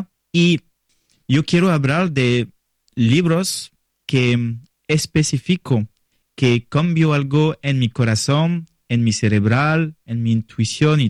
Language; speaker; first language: Spanish; non-native, learner; French